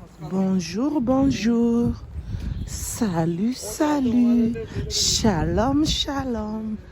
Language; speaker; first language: French; non-native, local second language; Lingala